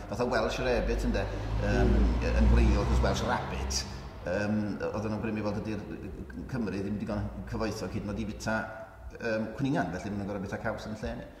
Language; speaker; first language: Welsh; native; Welsh